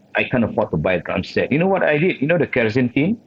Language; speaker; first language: English; non-native, local second language; Malay